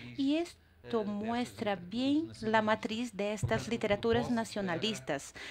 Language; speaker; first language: Spanish; non-native, fluent; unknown